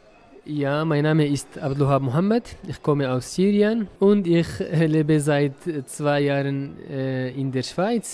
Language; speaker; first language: German; non-native, fluent; Arabic